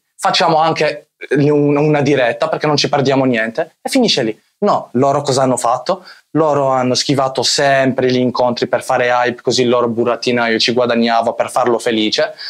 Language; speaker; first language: Italian; early bilingual, other home language; Arabic